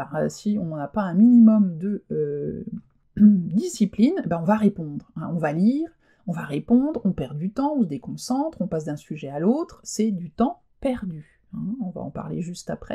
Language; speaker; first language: French; native; French